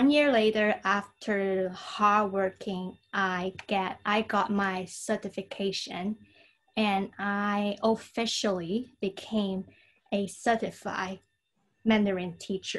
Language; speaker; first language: English; non-native, fluent; Cantonese